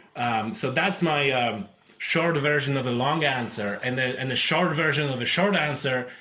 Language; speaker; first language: English; non-native, fluent; Polish